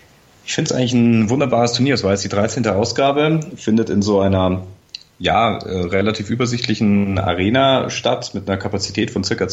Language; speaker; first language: German; native; German